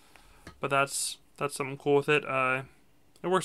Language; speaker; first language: English; native; English